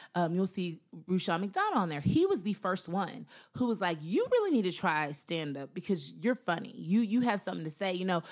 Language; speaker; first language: English; native; English